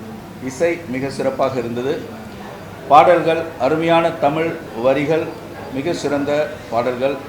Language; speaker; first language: Tamil; native; Tamil